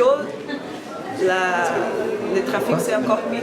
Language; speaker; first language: French; non-native, learner; Portuguese